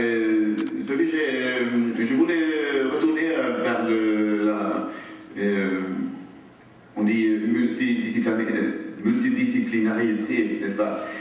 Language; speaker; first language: French; non-native, learner; Swedish